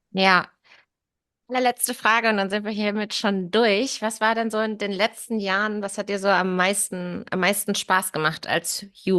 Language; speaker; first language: German; native; German